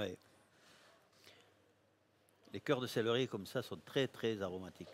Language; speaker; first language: French; native; French